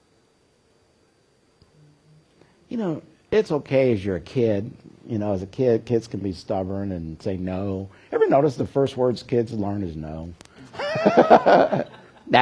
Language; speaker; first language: English; native; English